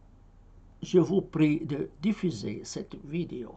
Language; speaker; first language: French; non-native, fluent; Arabic